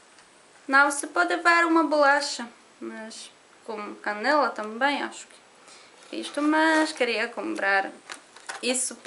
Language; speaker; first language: Portuguese; non-native, learner; Polish